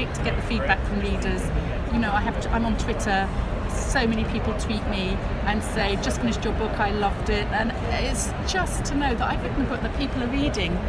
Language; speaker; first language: English; native; English